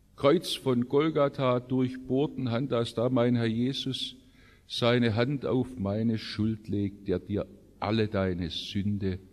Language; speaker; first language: German; native; German